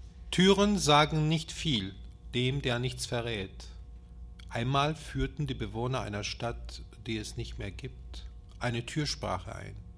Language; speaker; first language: German; early bilingual, other home language; Turkish